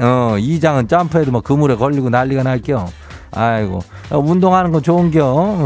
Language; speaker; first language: Korean; native; Korean